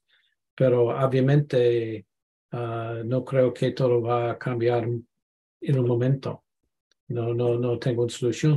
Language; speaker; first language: Spanish; non-native, learner; English